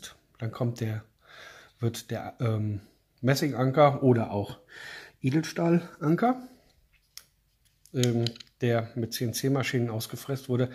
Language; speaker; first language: German; native; German